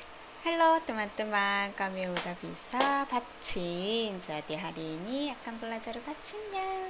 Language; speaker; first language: Indonesian; non-native, learner; Korean